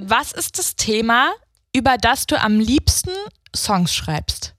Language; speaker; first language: German; native; German